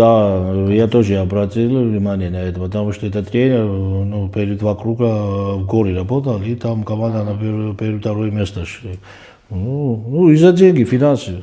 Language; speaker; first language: Russian; non-native, fluent; Georgian